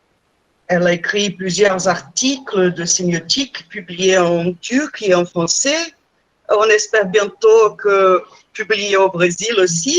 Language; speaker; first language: French; non-native, fluent; Portuguese